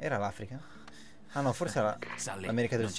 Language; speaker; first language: Italian; native; Italian